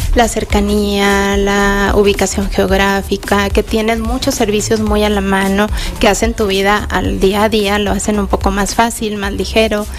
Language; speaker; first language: Spanish; native; Spanish